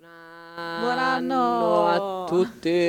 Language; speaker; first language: Italian; native; Italian